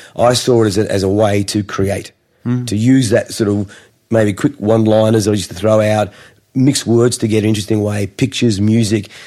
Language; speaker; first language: English; native; English